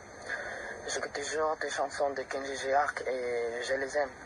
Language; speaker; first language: French; non-native, learner; Filipino